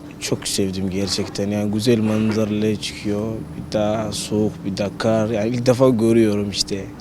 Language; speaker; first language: Turkish; non-native, learner; Somali